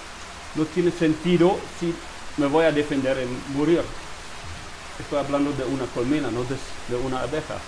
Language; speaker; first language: Spanish; non-native, fluent; German